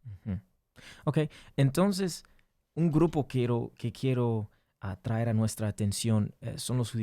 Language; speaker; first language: Spanish; early bilingual, heritage; English